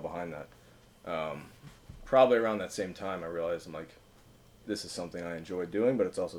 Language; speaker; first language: English; native; English